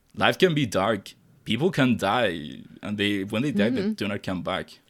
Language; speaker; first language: English; non-native, fluent; Spanish